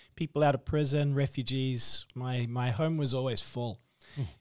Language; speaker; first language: English; native; English